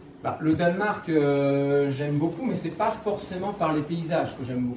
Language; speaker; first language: French; native; French